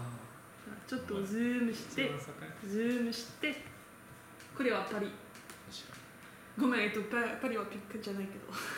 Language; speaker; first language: Japanese; non-native, learner; French